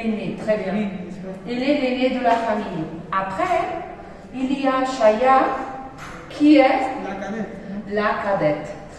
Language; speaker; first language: French; non-native, fluent; Spanish